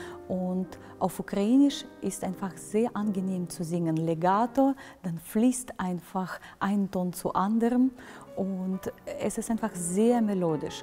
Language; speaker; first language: German; non-native, fluent; Ukrainian